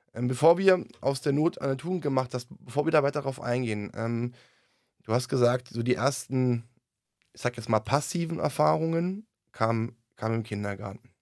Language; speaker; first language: German; native; German